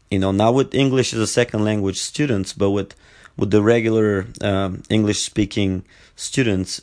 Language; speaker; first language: English; non-native, fluent; Bulgarian